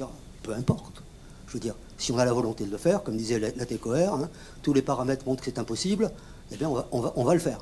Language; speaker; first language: French; native; French